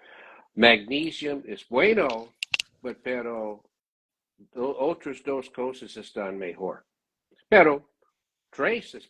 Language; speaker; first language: Spanish; non-native, learner; English